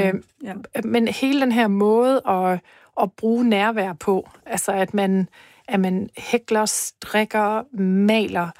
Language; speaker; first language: Danish; native; Danish